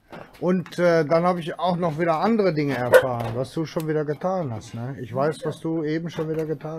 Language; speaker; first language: German; native; German